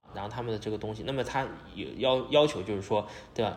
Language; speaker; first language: Chinese; native; Chinese